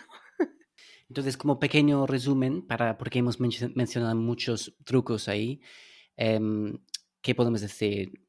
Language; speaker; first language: Spanish; non-native, fluent; English